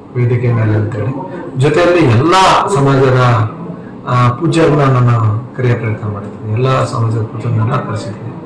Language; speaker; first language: Kannada; non-native, local second language; Lambadi